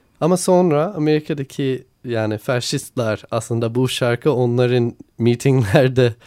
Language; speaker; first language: Turkish; non-native, learner; English